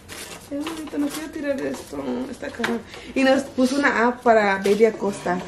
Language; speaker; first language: Spanish; early bilingual, heritage; Spanish